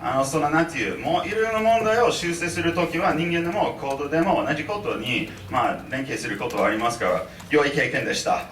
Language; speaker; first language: Japanese; non-native, fluent; English